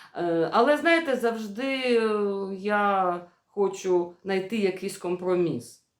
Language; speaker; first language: Ukrainian; non-native, local second language; Russian